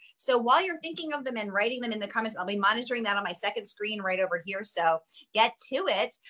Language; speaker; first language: English; native; English